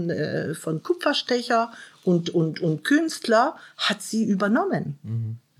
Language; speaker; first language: German; non-native, fluent; French